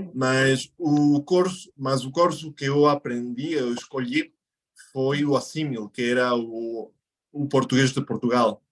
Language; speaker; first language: Portuguese; non-native, fluent; Spanish